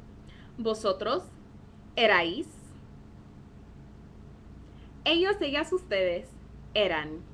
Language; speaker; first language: Spanish; non-native, fluent; English